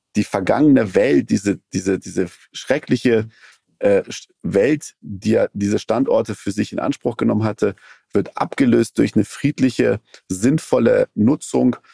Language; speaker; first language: German; early bilingual, other home language; Persian